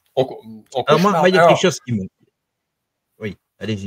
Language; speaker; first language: French; native; French